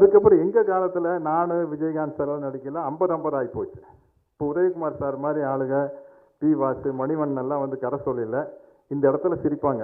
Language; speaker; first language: Tamil; native; Tamil